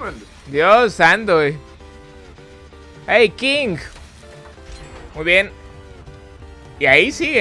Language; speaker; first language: Spanish; native; Spanish